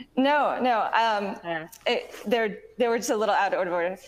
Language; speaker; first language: English; native; English